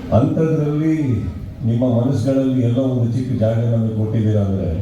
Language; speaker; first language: Kannada; native; Kannada